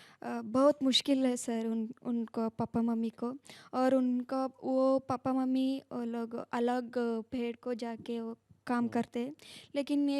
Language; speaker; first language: Hindi; non-native, local second language; Kannada